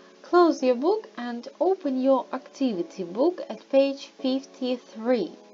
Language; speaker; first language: English; non-native, fluent; Ukrainian